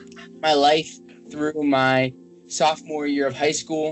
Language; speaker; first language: English; native; English